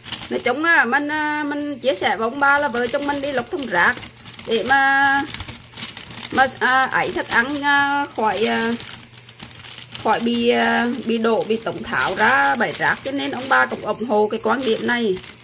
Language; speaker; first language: Vietnamese; native; Vietnamese